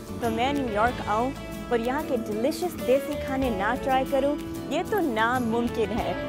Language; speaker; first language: Hindi; early bilingual, heritage; Urdu